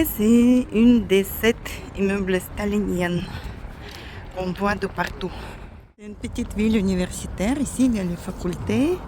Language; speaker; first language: French; non-native, fluent; Russian